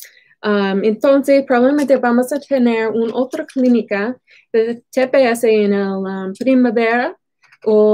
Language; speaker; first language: Spanish; non-native, fluent; English